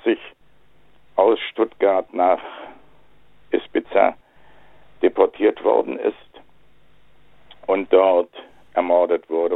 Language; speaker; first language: German; native; German